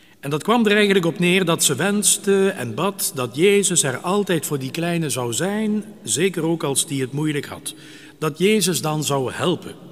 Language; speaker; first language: Dutch; native; Dutch